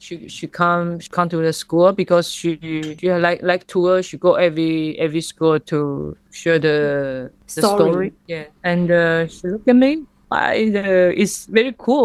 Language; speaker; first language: English; non-native, learner; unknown